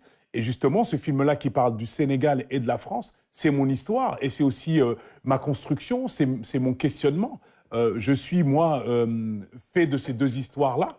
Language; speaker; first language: French; native; French